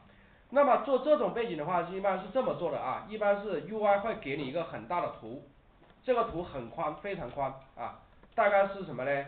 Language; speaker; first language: Chinese; native; Chinese